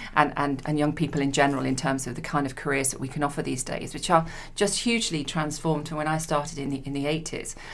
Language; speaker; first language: English; native; English